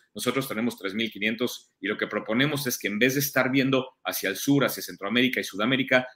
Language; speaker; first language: Spanish; early bilingual, heritage; German